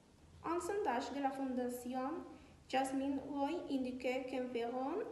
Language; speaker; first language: French; non-native, learner; Spanish